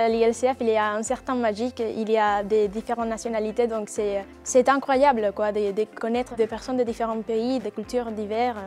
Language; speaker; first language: French; non-native, fluent; Spanish